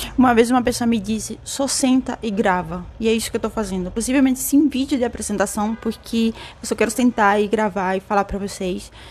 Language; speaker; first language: Portuguese; non-native, fluent; Spanish